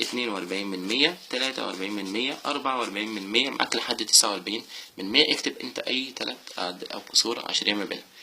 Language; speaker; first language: Arabic; native; Arabic